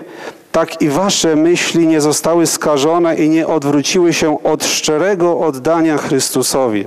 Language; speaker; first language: Polish; native; Polish